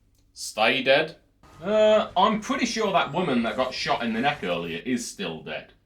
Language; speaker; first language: English; native; English